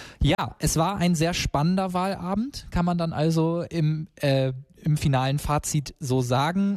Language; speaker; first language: German; native; German